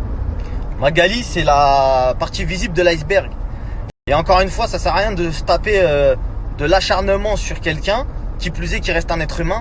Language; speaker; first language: French; native; French